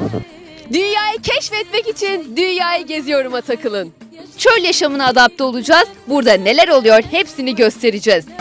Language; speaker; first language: Turkish; native; Turkish